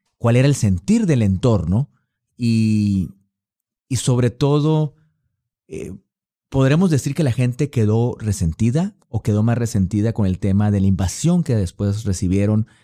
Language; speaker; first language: Spanish; native; Spanish